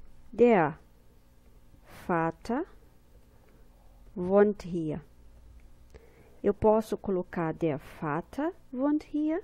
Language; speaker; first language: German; non-native, fluent; Portuguese